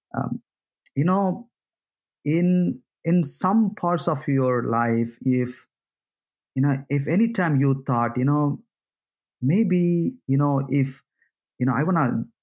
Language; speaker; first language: English; non-native, local second language; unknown